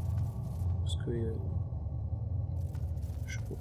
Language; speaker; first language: French; native; French